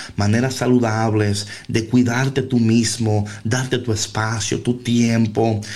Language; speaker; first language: Spanish; early bilingual, heritage; Spanish